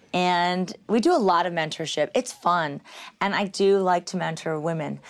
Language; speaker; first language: English; native; English